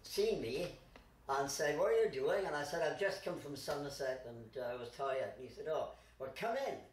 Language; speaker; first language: English; native; English